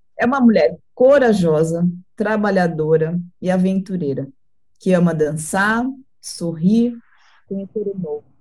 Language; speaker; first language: Portuguese; native; Portuguese